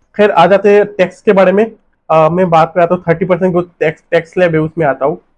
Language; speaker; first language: Hindi; non-native, local second language; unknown